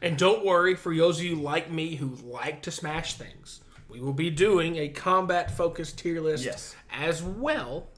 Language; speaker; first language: English; native; English